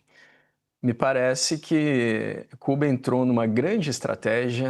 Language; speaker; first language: Portuguese; native; Portuguese